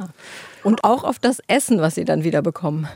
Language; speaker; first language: German; native; German